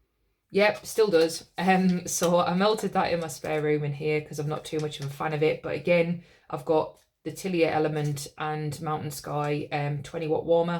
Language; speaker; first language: English; native; English